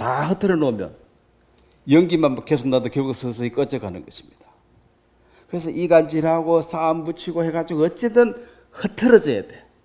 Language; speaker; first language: Korean; native; Korean